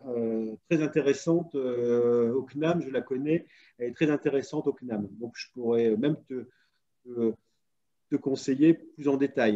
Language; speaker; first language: French; native; French